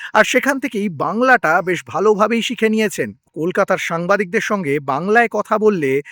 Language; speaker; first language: Bangla; native; Bangla